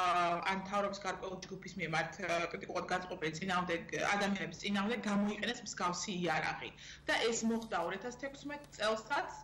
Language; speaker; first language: Georgian; native; Georgian